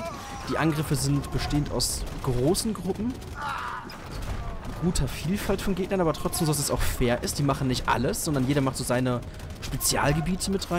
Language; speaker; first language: German; native; German